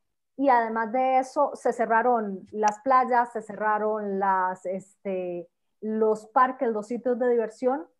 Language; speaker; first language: Spanish; native; Spanish